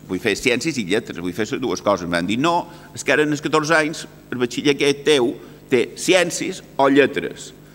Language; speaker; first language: Catalan; native; Catalan